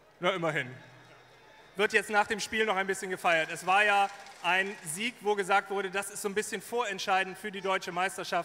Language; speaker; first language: German; native; German